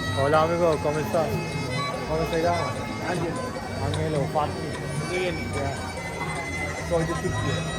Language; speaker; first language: Spanish; non-native, learner; Turkish